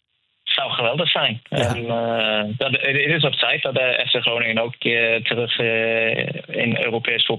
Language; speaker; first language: Dutch; non-native, fluent; Norwegian